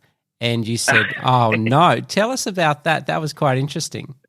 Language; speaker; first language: English; native; English